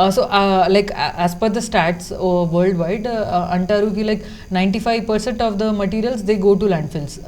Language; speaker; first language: Telugu; early bilingual, heritage; Telugu